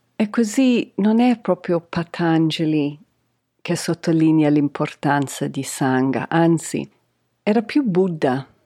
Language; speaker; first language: Italian; non-native, fluent; English